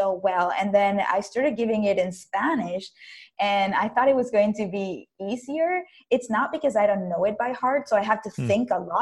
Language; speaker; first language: English; non-native, fluent; Spanish